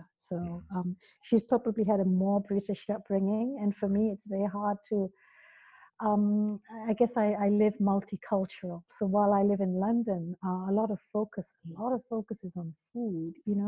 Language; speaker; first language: English; native; English